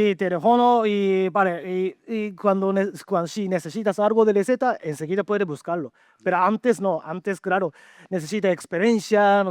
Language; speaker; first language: Spanish; non-native, learner; Japanese